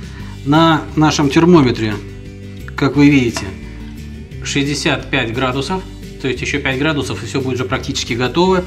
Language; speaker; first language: Russian; native; Russian